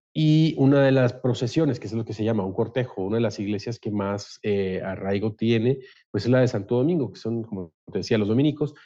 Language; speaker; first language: Spanish; native; Spanish